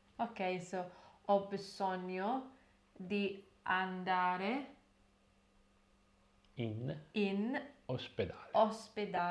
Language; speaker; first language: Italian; non-native, learner; English